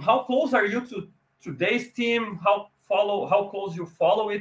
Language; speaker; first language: English; non-native, fluent; Portuguese